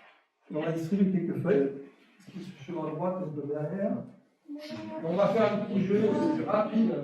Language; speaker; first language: French; native; French